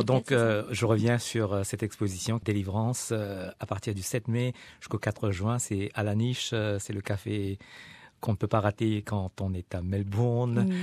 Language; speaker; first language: French; native; French